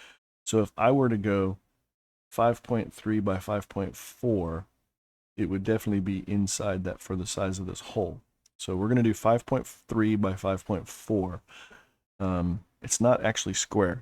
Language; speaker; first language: English; native; English